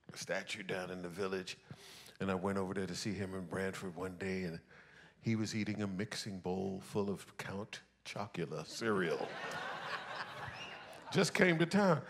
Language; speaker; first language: English; native; English